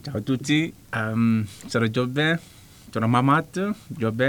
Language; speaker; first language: Italian; non-native, learner; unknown